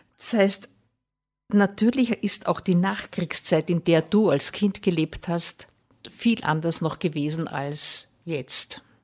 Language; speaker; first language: German; native; German